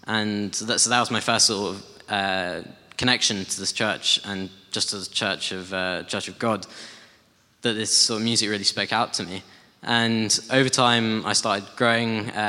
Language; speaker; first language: English; native; English